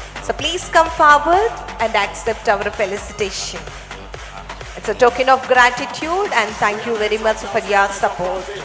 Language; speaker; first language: English; non-native, local second language; Telugu